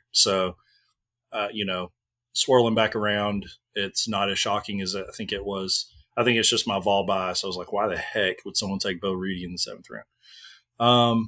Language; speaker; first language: English; native; English